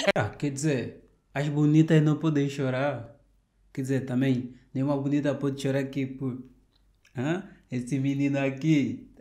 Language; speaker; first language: Portuguese; native; Portuguese